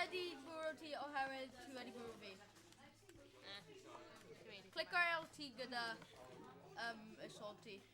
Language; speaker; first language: Welsh; non-native, local second language; English